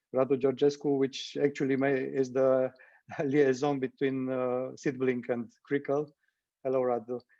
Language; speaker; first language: English; non-native, fluent; Romanian